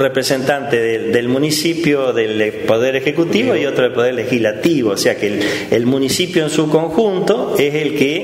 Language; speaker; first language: Spanish; native; Spanish